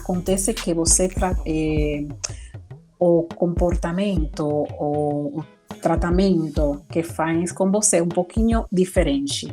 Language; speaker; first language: Portuguese; non-native, fluent; Spanish